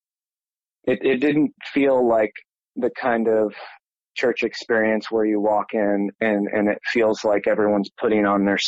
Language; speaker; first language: English; native; English